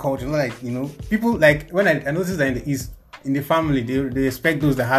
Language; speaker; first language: English; non-native, local second language; Igbo